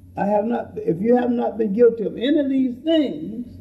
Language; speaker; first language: English; native; English